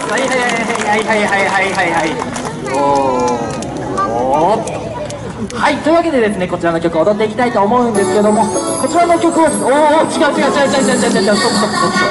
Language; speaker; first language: Japanese; native; Japanese